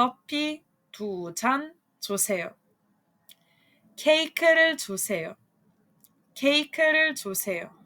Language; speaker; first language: Korean; non-native, fluent; Serbian